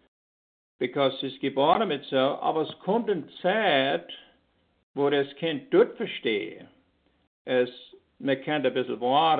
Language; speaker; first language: German; early bilingual, heritage; Pennsylvania German